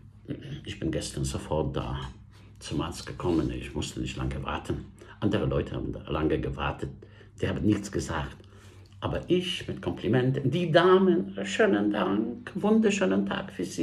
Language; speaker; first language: German; non-native, fluent; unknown